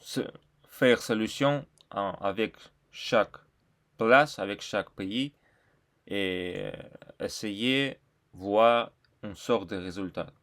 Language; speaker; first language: French; non-native, learner; Russian